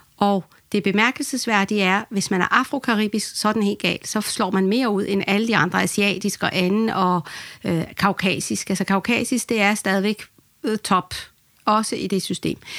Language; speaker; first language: Danish; early bilingual, other home language; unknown